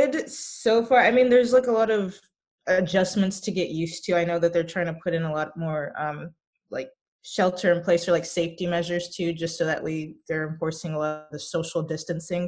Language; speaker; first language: English; native; English